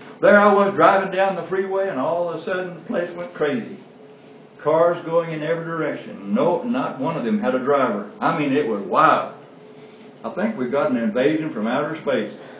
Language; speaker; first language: English; native; English